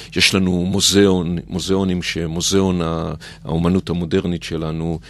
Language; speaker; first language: Hebrew; native; Hebrew